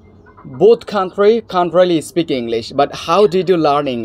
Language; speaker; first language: English; non-native, fluent; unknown